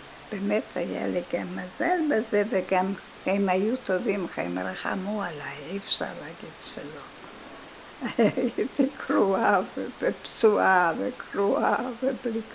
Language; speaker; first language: Hebrew; non-native, fluent; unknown